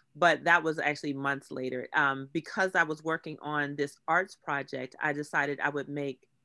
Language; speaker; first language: English; native; English